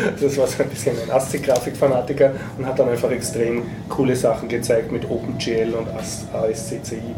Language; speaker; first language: German; native; German